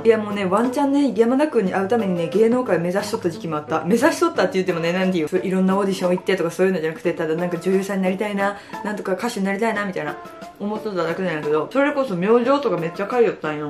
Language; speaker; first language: Japanese; native; Japanese